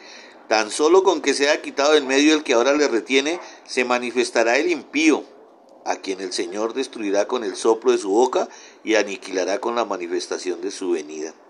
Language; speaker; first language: Spanish; native; Spanish